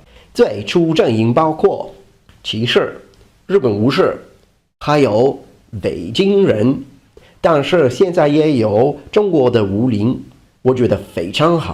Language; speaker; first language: Chinese; non-native, learner; Italian